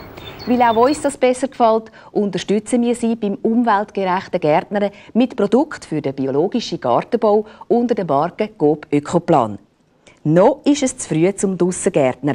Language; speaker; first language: German; native; German